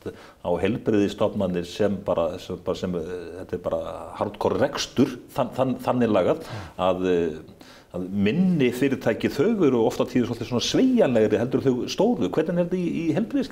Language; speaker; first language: Icelandic; native; Icelandic